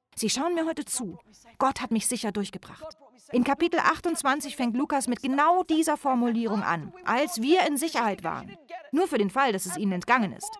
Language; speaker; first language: German; non-native, fluent; English